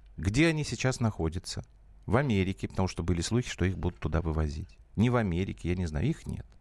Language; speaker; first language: Russian; native; Russian